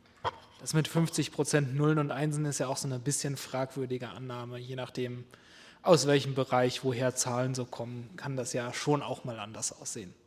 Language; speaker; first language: German; native; German